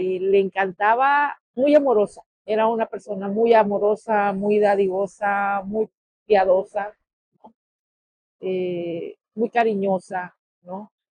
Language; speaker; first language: Spanish; native; Spanish